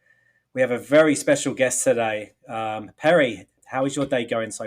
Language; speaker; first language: English; native; English